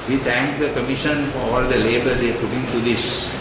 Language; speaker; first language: English; non-native, local second language; Sinhala